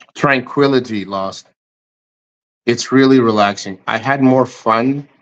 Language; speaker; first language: English; native; English